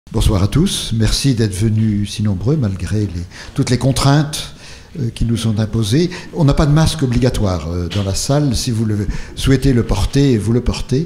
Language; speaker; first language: French; native; French